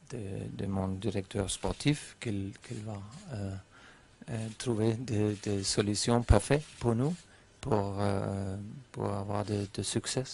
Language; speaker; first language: French; non-native, fluent; German